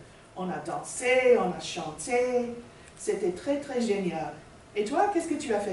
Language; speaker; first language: French; non-native, learner; English